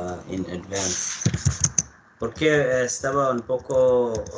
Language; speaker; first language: Spanish; non-native, learner; Arabic